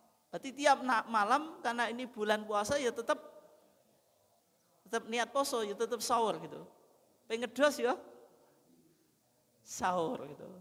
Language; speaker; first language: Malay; non-native, local second language; Javanese